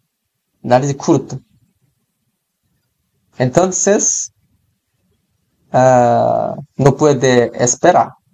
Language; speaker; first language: Spanish; non-native, learner; Korean